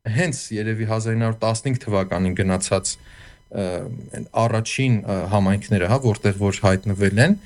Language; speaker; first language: Armenian; native; Armenian